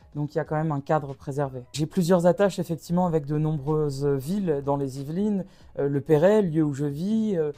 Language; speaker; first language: French; native; French